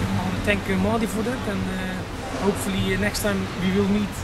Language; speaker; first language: English; non-native, fluent; Dutch